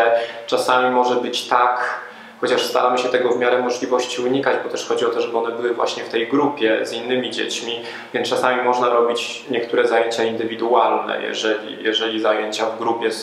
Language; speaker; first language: Polish; native; Polish